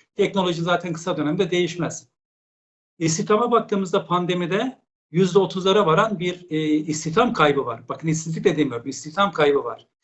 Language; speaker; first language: Turkish; native; Turkish